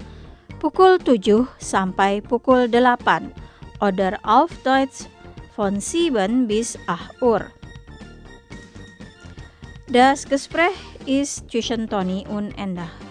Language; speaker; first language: German; non-native, fluent; Indonesian